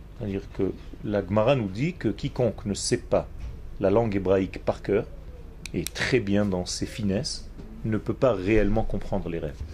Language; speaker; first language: French; non-native, fluent; Hebrew